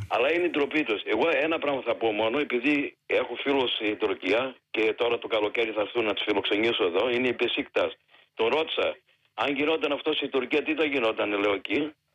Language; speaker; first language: Greek; early bilingual, heritage; Greek